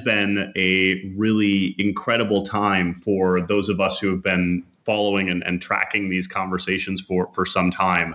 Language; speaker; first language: English; native; English